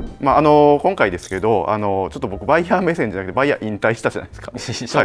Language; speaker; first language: Japanese; native; Japanese